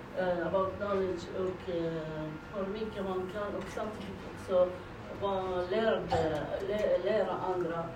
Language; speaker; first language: Swedish; non-native, learner; Arabic